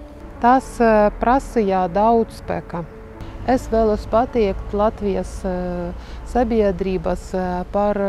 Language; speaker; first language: Latvian; non-native, fluent; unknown